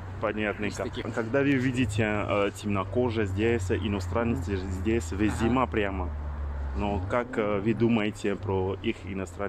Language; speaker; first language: Russian; non-native, learner; French